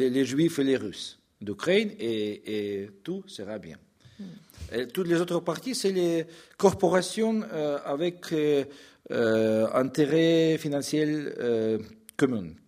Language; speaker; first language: French; non-native, fluent; Russian